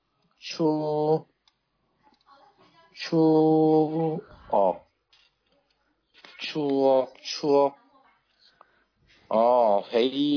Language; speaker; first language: Chinese; non-native, learner; Korean